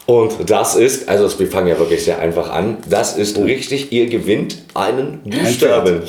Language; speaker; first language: German; native; German